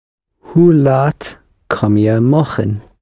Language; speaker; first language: Dutch; non-native, learner; English